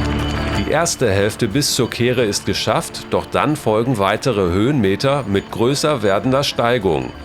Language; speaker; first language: German; native; German